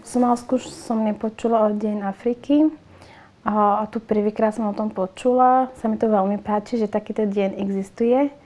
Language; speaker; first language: Slovak; non-native, learner; Somali